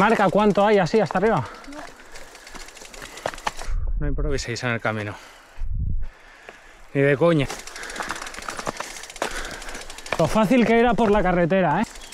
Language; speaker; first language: Spanish; native; Spanish